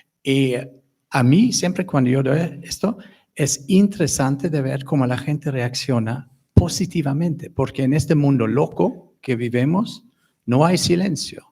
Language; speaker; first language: Spanish; non-native, fluent; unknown